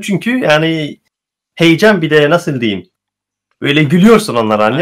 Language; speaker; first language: Turkish; early bilingual, heritage; Turkish